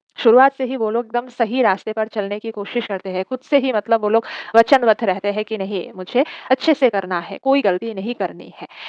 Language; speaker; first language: Hindi; non-native, local second language; Assamese